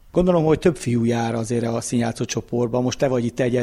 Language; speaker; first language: Hungarian; native; Hungarian